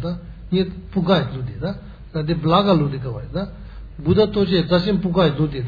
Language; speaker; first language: Russian; non-native, learner; Tibetan